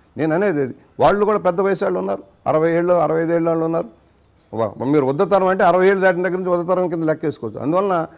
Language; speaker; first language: Telugu; native; Telugu